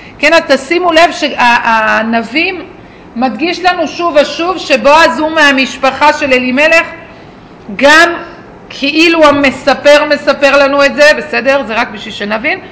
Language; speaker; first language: Hebrew; native; Hebrew